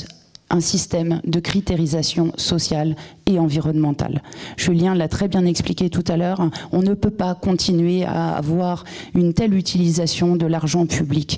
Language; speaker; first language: French; native; French